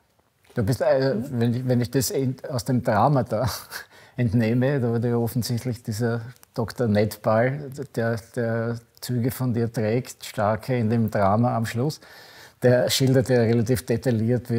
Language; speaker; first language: German; native; German